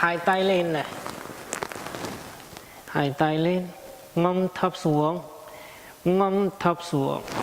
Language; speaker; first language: Vietnamese; non-native, learner; Hindi